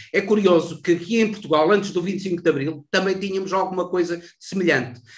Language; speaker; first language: Portuguese; native; Portuguese